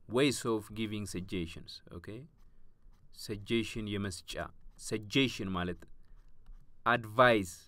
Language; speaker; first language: English; non-native, local second language; Amharic